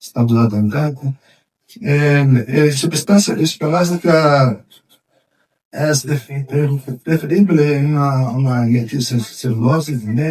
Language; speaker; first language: Spanish; non-native, fluent; Portuguese